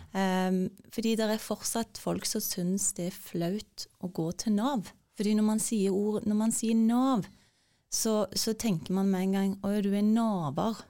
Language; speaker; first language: Norwegian; early bilingual, other home language; Turkish